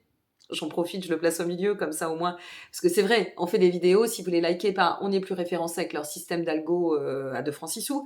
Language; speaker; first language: French; native; French